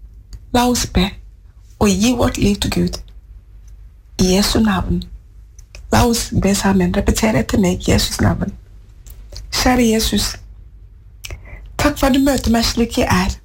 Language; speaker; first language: Norwegian; non-native, fluent; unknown